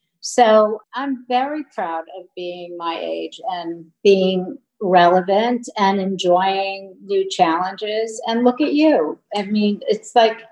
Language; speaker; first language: English; native; English